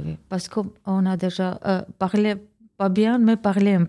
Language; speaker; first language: French; non-native, learner; Armenian